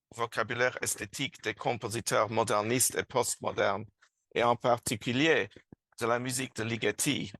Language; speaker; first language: French; non-native, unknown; English